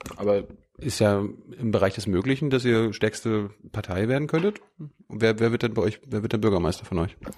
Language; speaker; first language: German; native; German